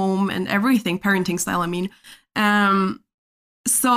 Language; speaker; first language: English; non-native, fluent; Spanish